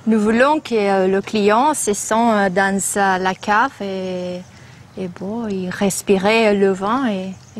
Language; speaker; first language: French; non-native, learner; Catalan